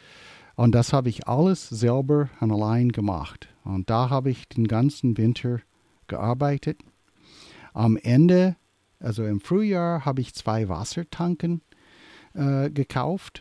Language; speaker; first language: German; early bilingual, heritage; English